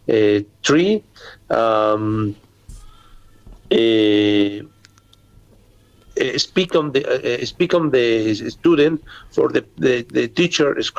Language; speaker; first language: English; non-native, learner; Spanish